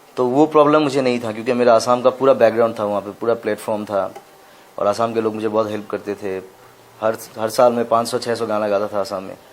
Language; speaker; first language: Hindi; non-native, local second language; Assamese